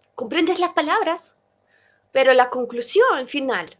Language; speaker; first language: Spanish; non-native, fluent; Russian